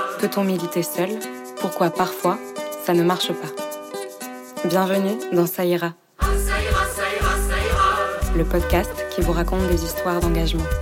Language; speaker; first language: French; native; French